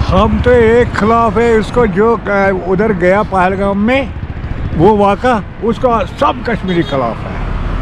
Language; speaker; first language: Hindi; non-native, local second language; Kashmiri